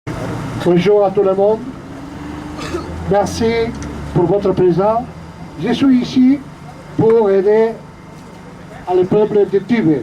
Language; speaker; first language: French; non-native, learner; Spanish